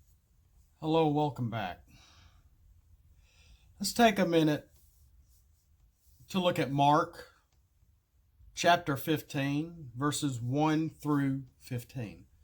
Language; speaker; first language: English; native; English